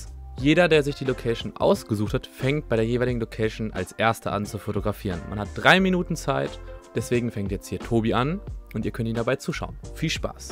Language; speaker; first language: German; native; German